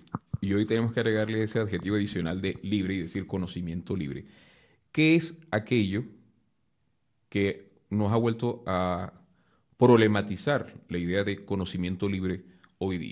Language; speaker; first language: Spanish; native; Spanish